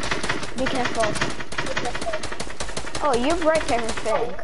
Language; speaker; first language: English; non-native, learner; Portuguese